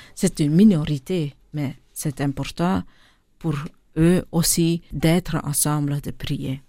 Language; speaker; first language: French; non-native, local second language; Dutch